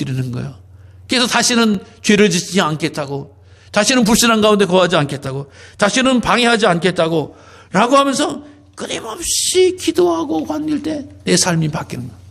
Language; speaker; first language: Korean; native; Korean